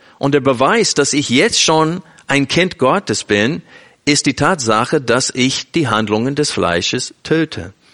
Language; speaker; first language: German; non-native, fluent; English